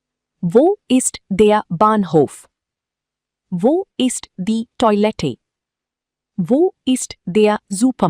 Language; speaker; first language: German; non-native, fluent; Tamil